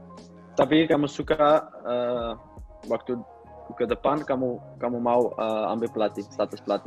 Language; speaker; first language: Indonesian; non-native, learner; Dutch